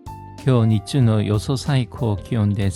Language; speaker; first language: Japanese; non-native, fluent; Korean